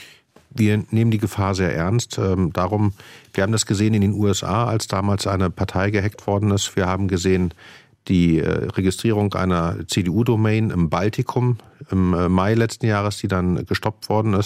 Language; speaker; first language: German; native; German